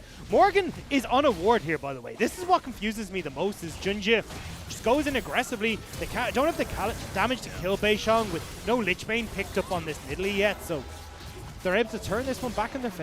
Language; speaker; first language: English; native; English